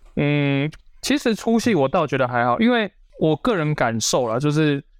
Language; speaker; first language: Chinese; native; Chinese